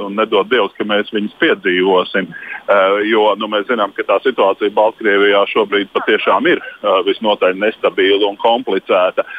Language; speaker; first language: Latvian; non-native, local second language; Russian